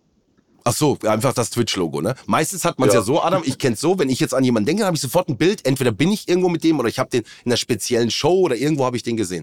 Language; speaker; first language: German; native; German